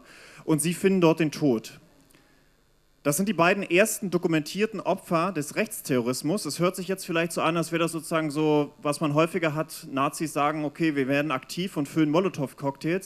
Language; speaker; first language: German; native; German